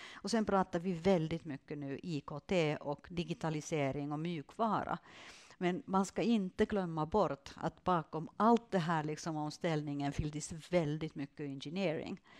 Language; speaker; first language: Swedish; non-native, fluent; Finnish